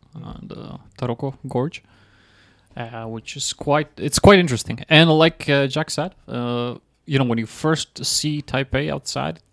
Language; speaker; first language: English; non-native, fluent; Croatian